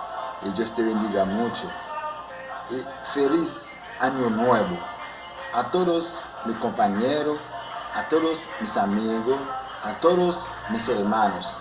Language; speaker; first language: Spanish; non-native, learner; Haitian Creole